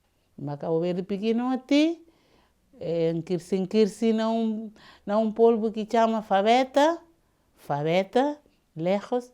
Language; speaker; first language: Portuguese; non-native, learner; Kabuverdianu